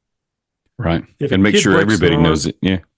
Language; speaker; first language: English; native; English